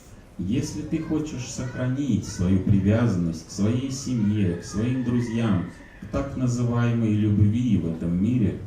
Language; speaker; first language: Russian; native; Russian